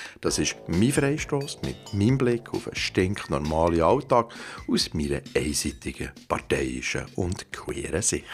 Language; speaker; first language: German; native; German